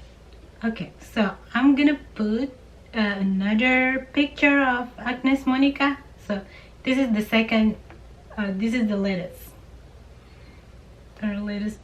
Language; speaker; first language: English; non-native, fluent; Indonesian